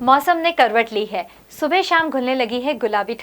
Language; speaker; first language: Hindi; native; Hindi